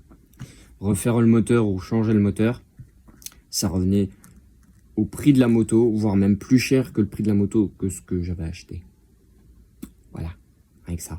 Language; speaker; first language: French; native; French